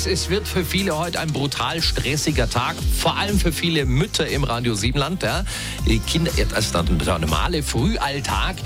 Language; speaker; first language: German; native; German